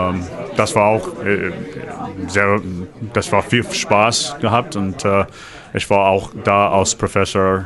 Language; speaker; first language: German; non-native, learner; English